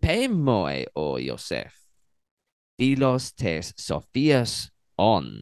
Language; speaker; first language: Greek; non-native, learner; English